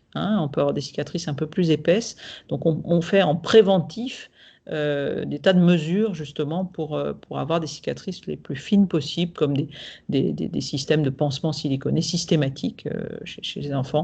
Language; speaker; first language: French; native; French